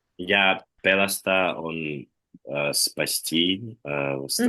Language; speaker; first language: Finnish; non-native, learner; Russian